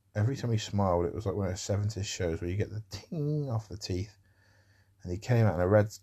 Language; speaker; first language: English; native; English